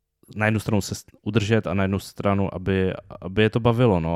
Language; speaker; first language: Czech; native; Czech